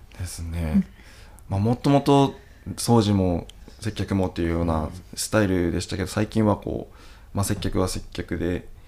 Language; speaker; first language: Japanese; native; Japanese